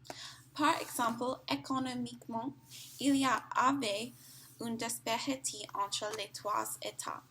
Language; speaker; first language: French; non-native, learner; English